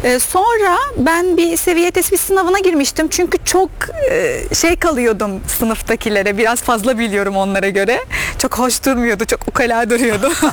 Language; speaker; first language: Turkish; non-native, fluent; Arabic